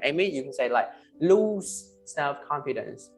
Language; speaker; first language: English; non-native, fluent; Vietnamese